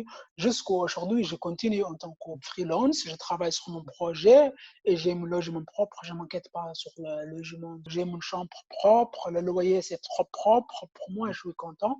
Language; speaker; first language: French; non-native, learner; Somali